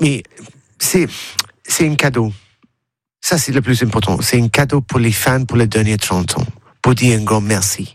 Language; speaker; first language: French; non-native, learner; English